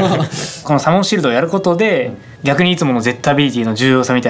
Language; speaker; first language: Japanese; native; Japanese